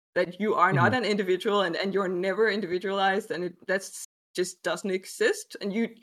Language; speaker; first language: English; non-native, fluent; Danish